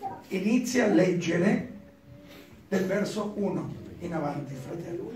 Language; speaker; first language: Italian; non-native, learner; Spanish